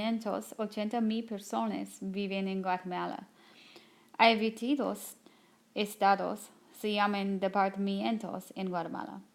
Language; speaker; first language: Spanish; non-native, learner; English